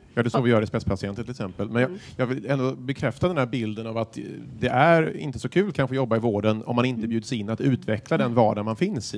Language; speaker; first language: Swedish; native; Swedish